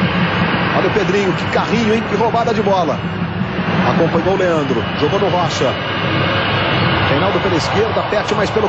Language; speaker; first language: Portuguese; native; Portuguese